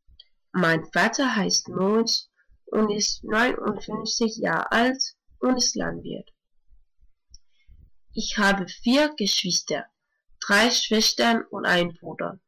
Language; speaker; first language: German; non-native, learner; Danish